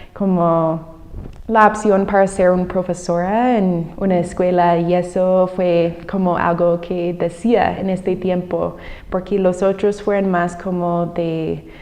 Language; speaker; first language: Spanish; non-native, fluent; English